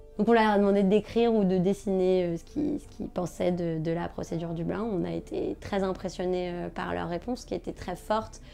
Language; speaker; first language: French; native; French